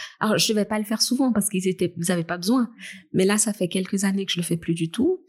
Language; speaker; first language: French; native; French